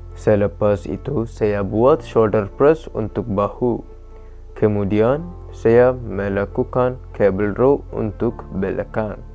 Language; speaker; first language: Malay; non-native, learner; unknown